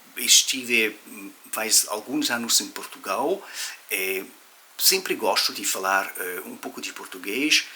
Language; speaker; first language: Portuguese; non-native, fluent; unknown